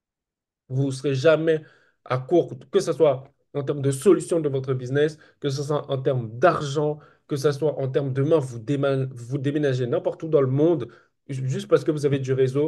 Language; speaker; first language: French; native; French